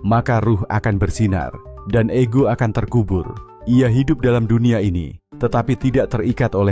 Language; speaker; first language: Indonesian; native; Indonesian